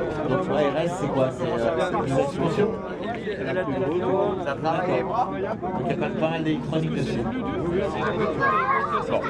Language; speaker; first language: French; native; French